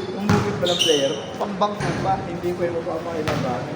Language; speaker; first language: Filipino; native; Filipino